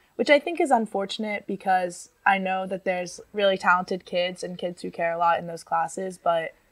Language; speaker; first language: English; native; English